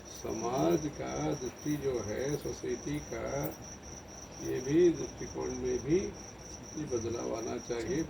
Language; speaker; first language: Hindi; non-native, local second language; Tamil